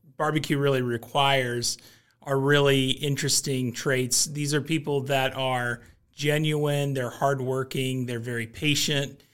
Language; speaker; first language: English; native; English